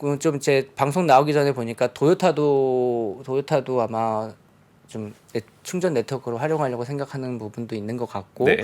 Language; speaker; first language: Korean; native; Korean